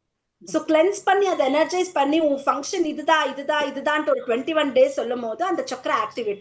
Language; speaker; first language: Tamil; native; Tamil